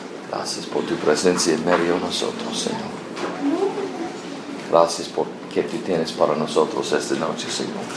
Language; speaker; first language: Spanish; non-native, learner; English